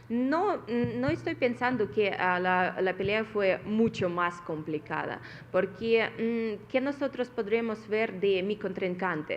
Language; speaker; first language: Spanish; non-native, fluent; Russian